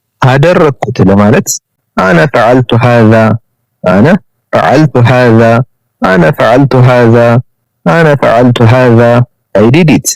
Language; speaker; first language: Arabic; non-native, fluent; Amharic